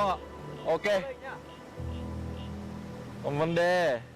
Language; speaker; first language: Vietnamese; non-native, learner; English